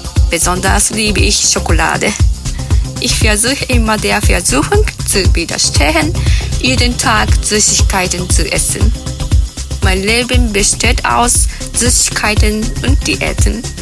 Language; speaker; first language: German; non-native, learner; Japanese